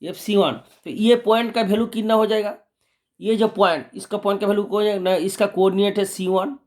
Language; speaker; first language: Hindi; non-native, local second language; Bangla